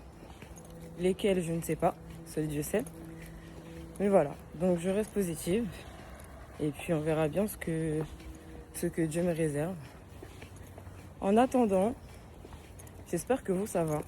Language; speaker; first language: French; native; French